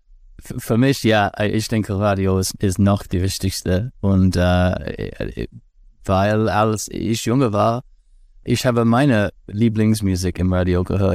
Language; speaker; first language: German; non-native, learner; English